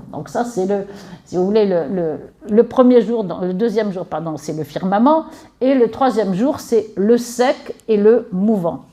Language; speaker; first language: French; native; French